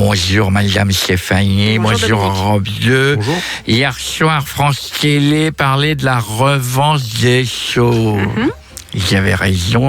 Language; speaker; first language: French; native; French